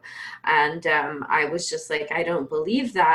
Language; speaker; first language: English; native; English